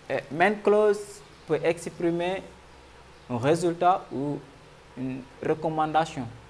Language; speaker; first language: French; non-native, local second language; Wolof